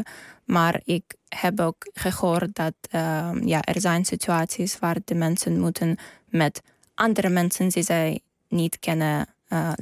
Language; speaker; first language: Dutch; non-native, learner; Ukrainian